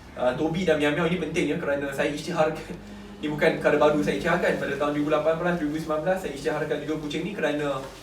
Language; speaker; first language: Malay; native; Malay